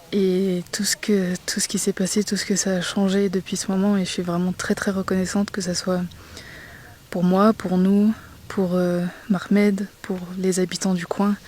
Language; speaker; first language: French; native; French